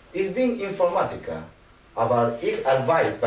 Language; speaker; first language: German; non-native, learner; Spanish